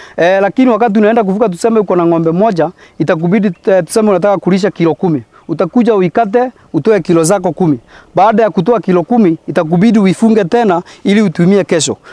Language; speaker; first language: Swahili; non-native, local second language; Meru